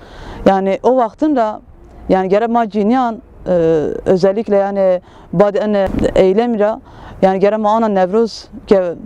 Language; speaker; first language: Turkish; non-native, local second language; Zaza